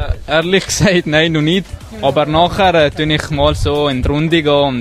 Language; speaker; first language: German; early bilingual, other home language; Arabic